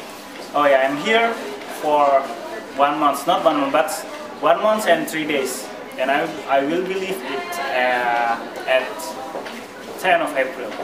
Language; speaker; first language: English; non-native, learner; Indonesian